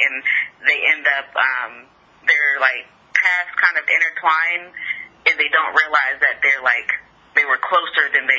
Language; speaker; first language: English; native; English